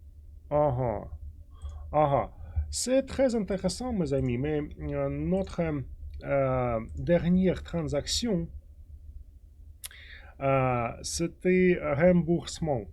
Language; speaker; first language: French; non-native, fluent; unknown